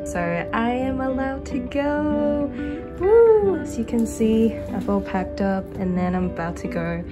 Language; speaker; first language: English; early bilingual, other home language; Chinese